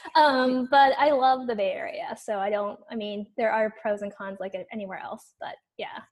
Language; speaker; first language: English; native; English